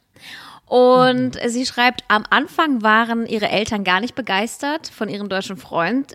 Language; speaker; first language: German; early bilingual, other home language; Russian